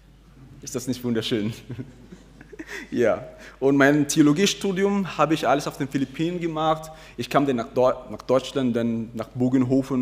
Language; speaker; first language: German; non-native, fluent; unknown